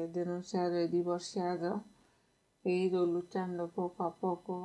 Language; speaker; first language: Spanish; non-native, fluent; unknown